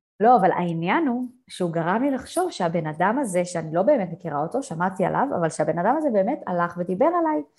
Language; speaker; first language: Hebrew; native; Hebrew